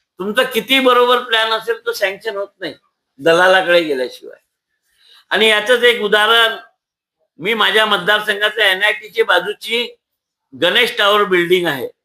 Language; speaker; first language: Marathi; native; Marathi